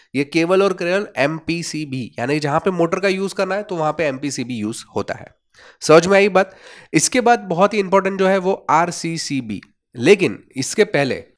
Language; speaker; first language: Hindi; non-native, local second language; Gujarati